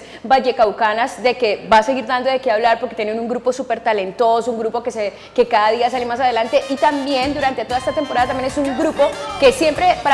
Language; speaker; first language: Spanish; native; Spanish